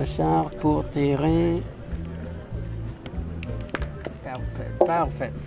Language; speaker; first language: French; non-native, learner; English